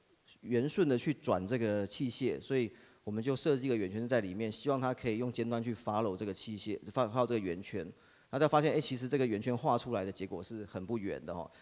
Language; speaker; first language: Chinese; native; Chinese